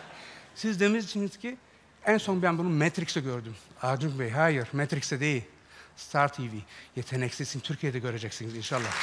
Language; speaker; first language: Turkish; native; Turkish